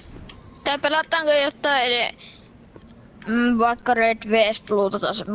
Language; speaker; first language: Finnish; native; Finnish